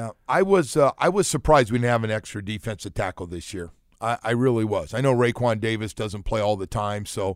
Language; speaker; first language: English; native; English